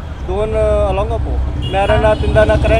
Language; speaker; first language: Filipino; non-native, learner; Punjabi